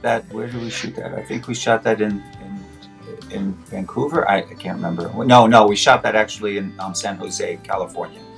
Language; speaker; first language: English; native; English